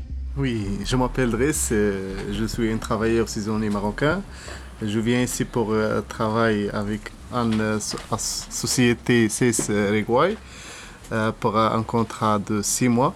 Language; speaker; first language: French; non-native, learner; Arabic